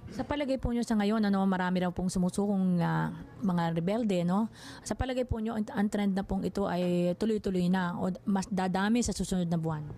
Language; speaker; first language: Filipino; native; Filipino